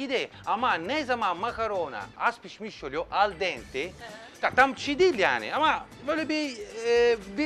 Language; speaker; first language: Turkish; non-native, fluent; Italian